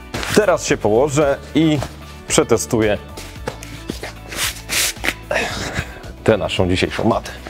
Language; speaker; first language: Polish; native; Polish